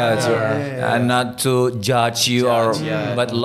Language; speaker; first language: English; non-native, learner; Indonesian